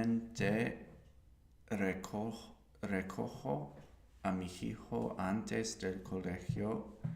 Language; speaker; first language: Spanish; non-native, learner; English